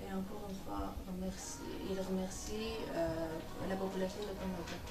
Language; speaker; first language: French; non-native, fluent; Armenian